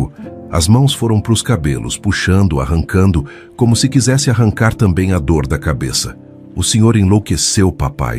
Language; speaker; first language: Portuguese; native; Portuguese